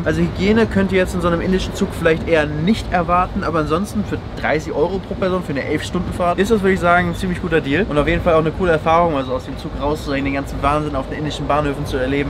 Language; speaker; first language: German; native; German